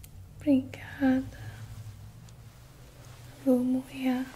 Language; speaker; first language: Portuguese; non-native, learner; English